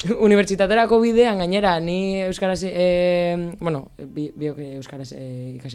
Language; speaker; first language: Basque; non-native, local second language; Spanish